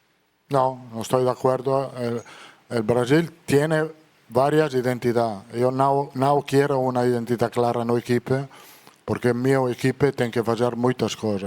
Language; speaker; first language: Portuguese; non-native, learner; Italian